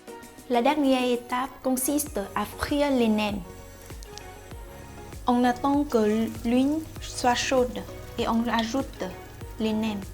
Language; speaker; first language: French; non-native, fluent; Vietnamese